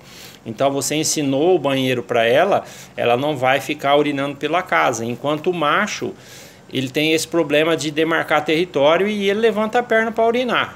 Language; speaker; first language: Portuguese; native; Portuguese